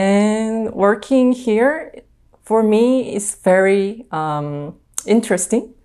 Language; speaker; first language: English; non-native, fluent; Korean